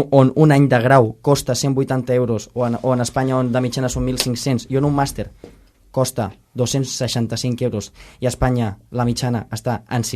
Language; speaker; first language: Catalan; native; Catalan